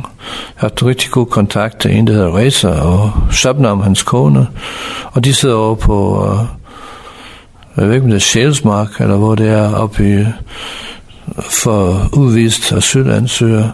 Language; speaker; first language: Danish; non-native, fluent; English